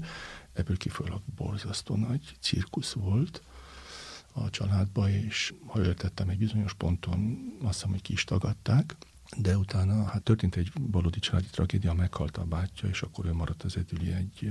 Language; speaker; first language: Hungarian; native; Hungarian